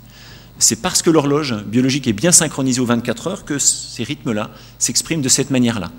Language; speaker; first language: French; native; French